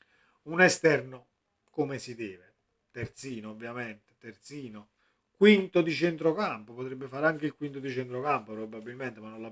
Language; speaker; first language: Italian; native; Italian